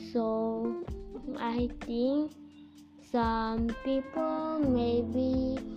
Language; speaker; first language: English; non-native, local second language; Malay